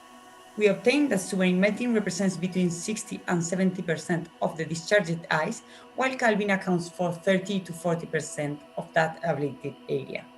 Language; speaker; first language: English; non-native, fluent; Spanish